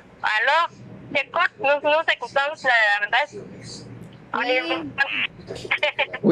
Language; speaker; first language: French; non-native, learner; Spanish